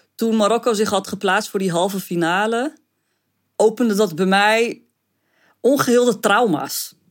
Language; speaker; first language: Dutch; early bilingual, other home language; Arabic